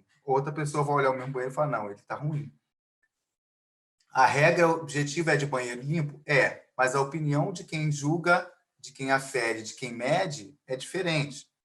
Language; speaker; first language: Portuguese; native; Portuguese